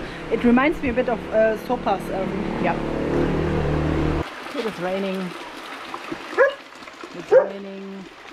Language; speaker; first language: English; non-native, fluent; German